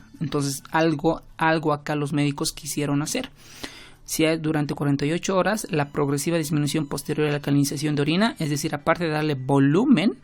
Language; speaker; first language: Spanish; native; Spanish